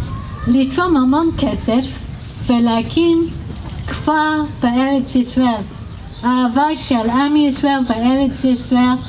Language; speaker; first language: Hebrew; non-native, fluent; English